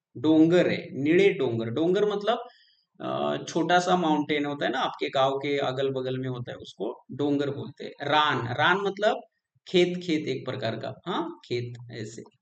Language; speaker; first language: Hindi; non-native, local second language; Marathi